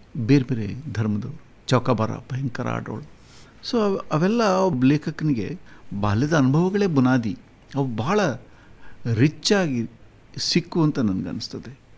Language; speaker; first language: Kannada; native; Kannada